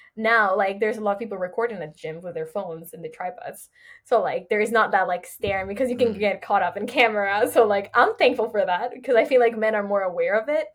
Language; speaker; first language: English; early bilingual, other home language; Spanish